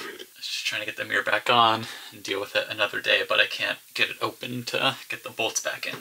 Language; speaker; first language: English; native; English